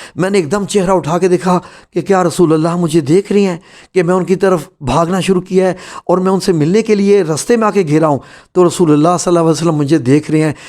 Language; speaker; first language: Urdu; non-native, local second language; Punjabi